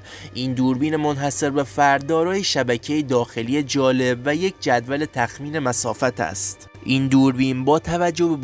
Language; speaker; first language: Persian; native; Persian